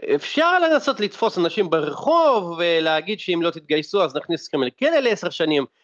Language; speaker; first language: Hebrew; non-native, fluent; Russian